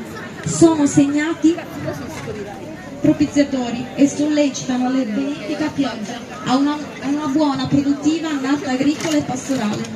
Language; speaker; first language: Italian; native; Italian